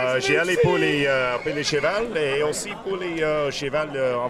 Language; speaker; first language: French; non-native, learner; English